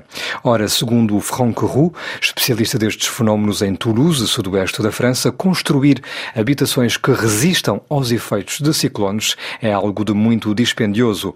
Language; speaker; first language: Portuguese; native; Portuguese